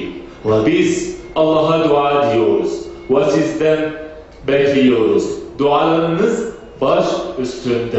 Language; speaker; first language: Turkish; non-native, fluent; Arabic